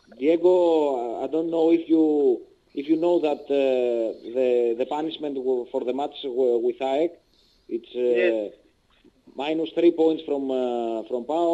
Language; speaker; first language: English; non-native, learner; Greek